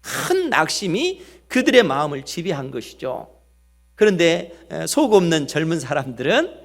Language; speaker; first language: Korean; native; Korean